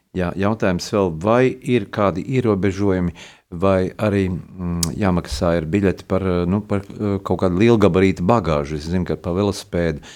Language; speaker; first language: Latvian; native; Latvian